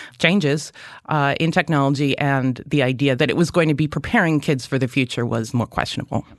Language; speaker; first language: English; native; English